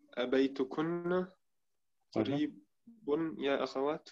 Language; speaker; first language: Arabic; non-native, learner; German